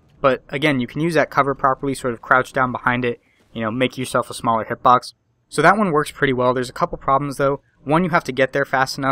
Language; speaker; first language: English; native; English